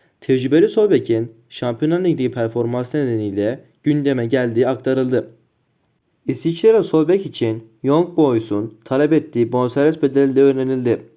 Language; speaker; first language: Turkish; native; Turkish